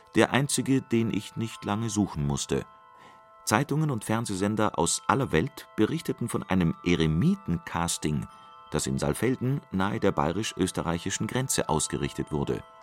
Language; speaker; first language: German; native; German